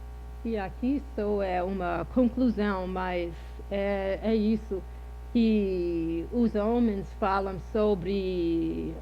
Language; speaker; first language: Portuguese; non-native, fluent; English